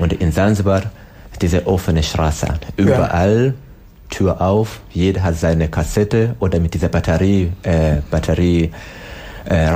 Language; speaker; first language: German; non-native, learner; Swahili